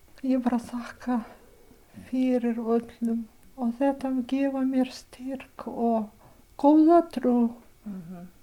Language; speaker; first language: Icelandic; non-native, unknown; Ukrainian